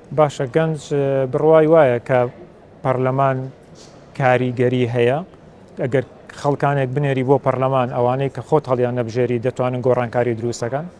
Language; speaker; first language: Central Kurdish; native; Central Kurdish